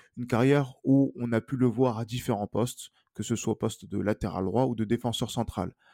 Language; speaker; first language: French; native; French